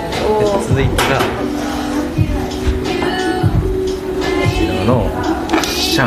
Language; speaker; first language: Japanese; native; Japanese